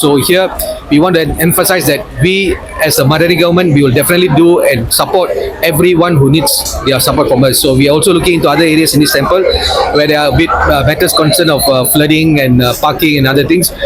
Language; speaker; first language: English; non-native, local second language; Tamil